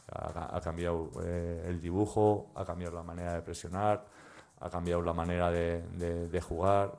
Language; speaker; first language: Spanish; native; Spanish